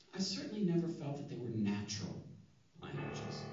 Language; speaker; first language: English; native; English